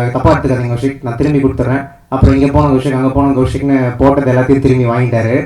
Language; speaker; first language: Tamil; native; Tamil